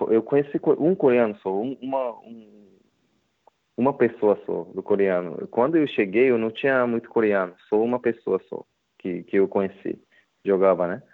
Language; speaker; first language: Portuguese; non-native, learner; Japanese